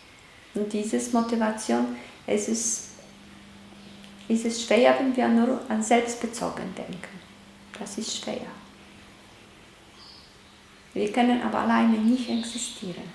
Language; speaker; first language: German; non-native, fluent; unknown